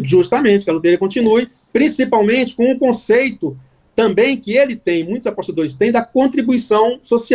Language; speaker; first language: Portuguese; native; Portuguese